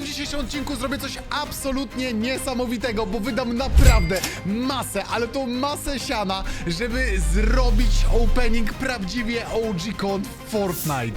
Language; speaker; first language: Polish; native; Polish